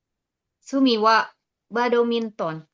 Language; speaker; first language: Japanese; non-native, learner; Indonesian